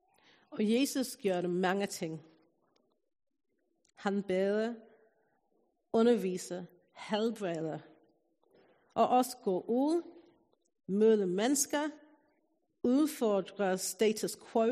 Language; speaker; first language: Danish; non-native, fluent; English